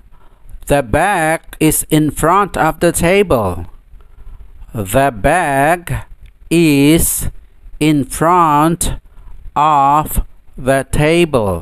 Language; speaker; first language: English; non-native, fluent; Indonesian